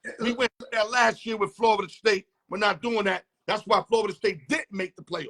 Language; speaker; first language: English; native; English